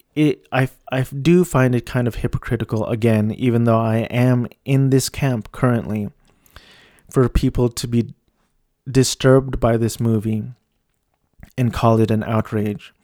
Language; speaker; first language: English; early bilingual, other home language; Filipino